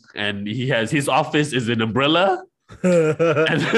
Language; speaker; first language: English; non-native, local second language; Malay